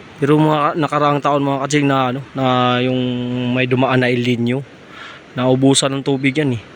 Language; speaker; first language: Filipino; non-native, local second language; Cebuano